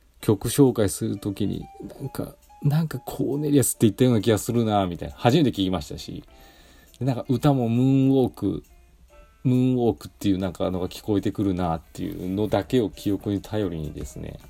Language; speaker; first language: Japanese; native; Japanese